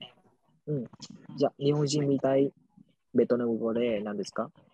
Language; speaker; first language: Japanese; non-native, learner; Vietnamese